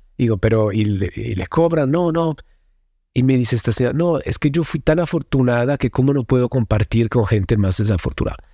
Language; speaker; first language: Spanish; non-native, fluent; Italian